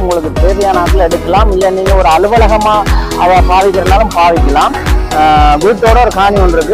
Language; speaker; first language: Tamil; native; Tamil